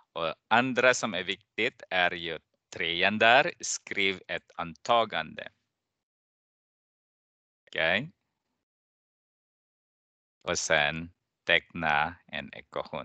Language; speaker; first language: Swedish; non-native, fluent; Persian